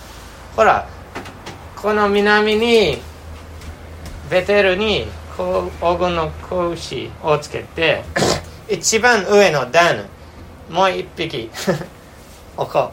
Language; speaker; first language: Japanese; non-native, fluent; English